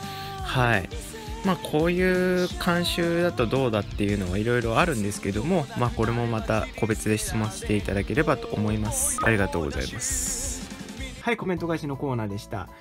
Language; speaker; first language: Japanese; native; Japanese